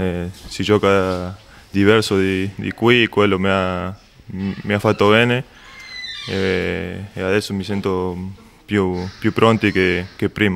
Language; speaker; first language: Italian; non-native, learner; Spanish